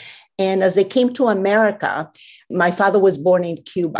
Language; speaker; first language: English; non-native, fluent; Spanish